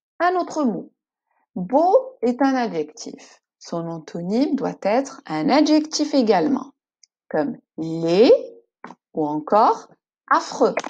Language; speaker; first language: French; non-native, local second language; Arabic